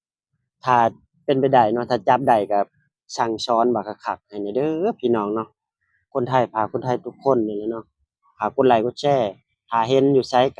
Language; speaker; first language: Thai; non-native, local second language; Northeastern Thai